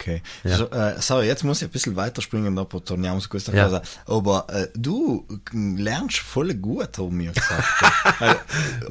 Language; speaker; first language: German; non-native, local second language; Italian